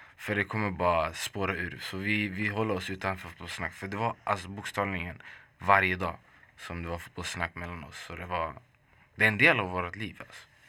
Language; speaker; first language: Swedish; early bilingual, other home language; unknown